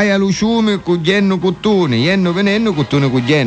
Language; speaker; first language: Italian; native; Italian